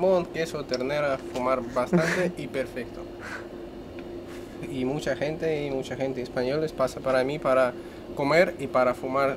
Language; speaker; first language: Spanish; non-native, learner; Russian